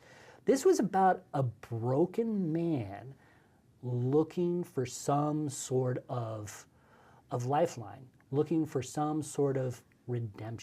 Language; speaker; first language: English; native; English